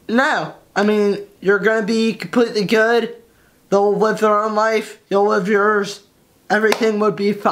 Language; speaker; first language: English; native; English